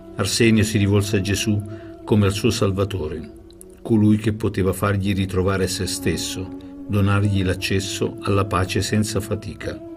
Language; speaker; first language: Italian; native; Italian